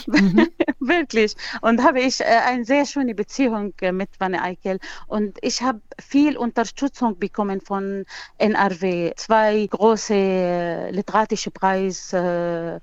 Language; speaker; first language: German; non-native, learner; Arabic